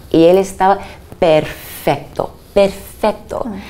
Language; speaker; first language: Spanish; early bilingual, other home language; English